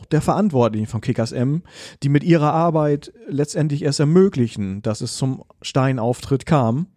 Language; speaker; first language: German; native; German